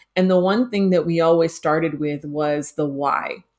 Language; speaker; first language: English; native; English